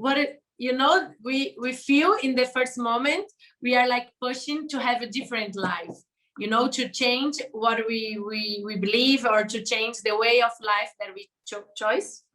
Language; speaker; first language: English; non-native, learner; Portuguese